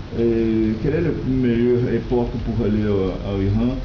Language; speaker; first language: French; non-native, learner; Portuguese